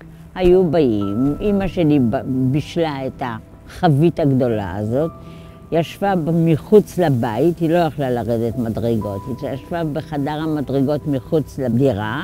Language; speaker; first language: Hebrew; non-native, fluent; Polish